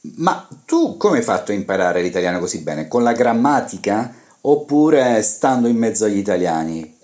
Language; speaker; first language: Italian; native; Italian